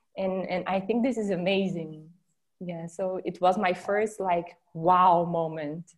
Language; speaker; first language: English; non-native, fluent; Portuguese